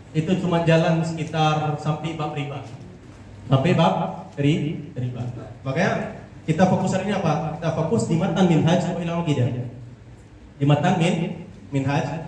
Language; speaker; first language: Indonesian; non-native, local second language; Achinese